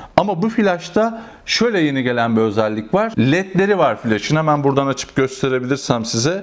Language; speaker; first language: Turkish; native; Turkish